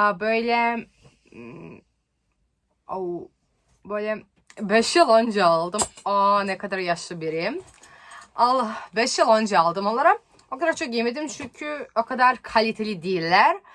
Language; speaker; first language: Turkish; non-native, learner; Serbian